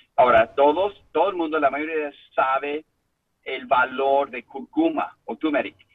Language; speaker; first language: Spanish; non-native, fluent; English